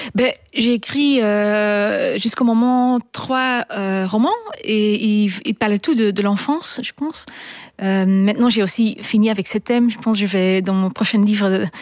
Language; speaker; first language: French; non-native, local second language; Dutch